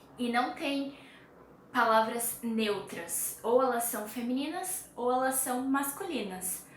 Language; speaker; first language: Portuguese; native; Portuguese